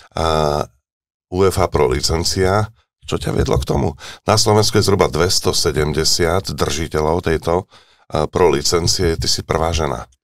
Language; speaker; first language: Slovak; native; Slovak